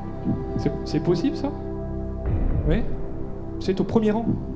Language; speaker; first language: French; native; French